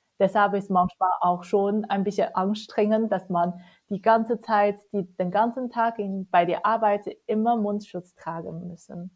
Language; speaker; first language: German; non-native, fluent; Chinese